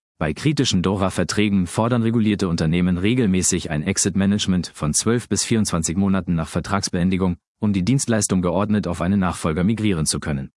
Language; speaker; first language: German; native; German